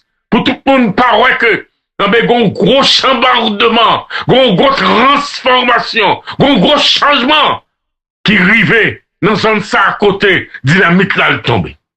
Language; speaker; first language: French; non-native, local second language; Haitian Creole